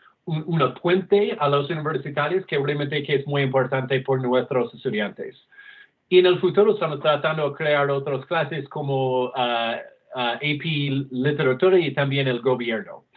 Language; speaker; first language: Spanish; non-native, fluent; English